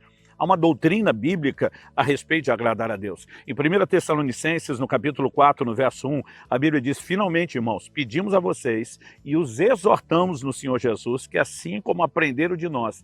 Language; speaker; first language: Portuguese; native; Portuguese